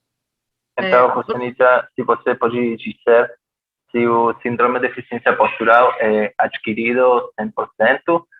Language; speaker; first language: Portuguese; non-native, fluent; Spanish